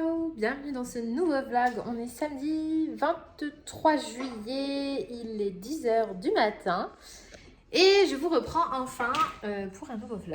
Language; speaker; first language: French; native; French